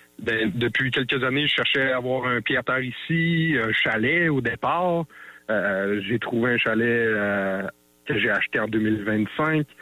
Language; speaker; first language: French; native; French